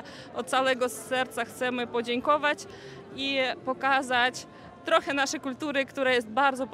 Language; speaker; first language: Polish; non-native, fluent; Ukrainian